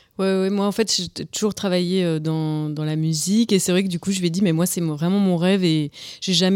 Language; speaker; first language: French; native; French